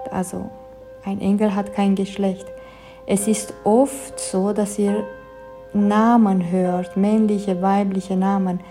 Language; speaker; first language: German; non-native, fluent; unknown